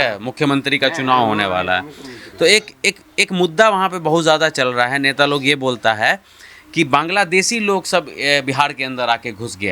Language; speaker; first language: Hindi; native; Hindi